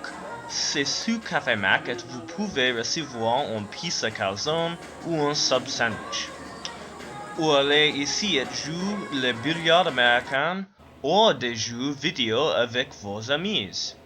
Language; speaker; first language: French; non-native, learner; English